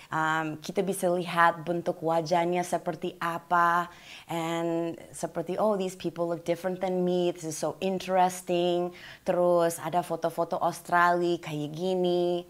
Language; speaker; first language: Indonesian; non-native, fluent; English